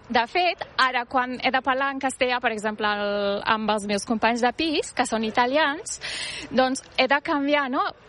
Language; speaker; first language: Catalan; non-native, fluent; Turkish